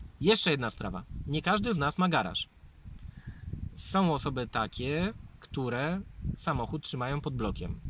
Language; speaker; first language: Polish; native; Polish